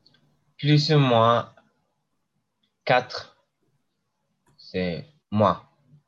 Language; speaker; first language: French; non-native, learner; English